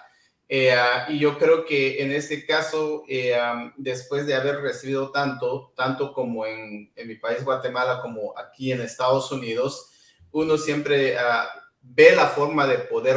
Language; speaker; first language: Spanish; non-native, local second language; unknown